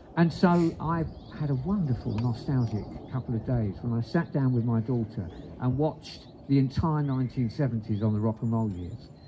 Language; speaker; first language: English; native; English